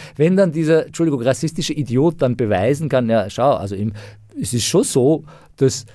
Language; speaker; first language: German; non-native, fluent; Persian